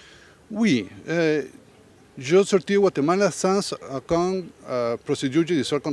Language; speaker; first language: French; non-native, learner; Spanish